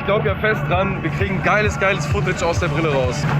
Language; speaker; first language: German; native; German